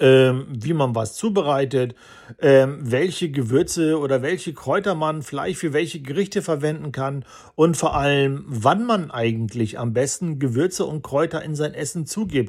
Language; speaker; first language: German; native; German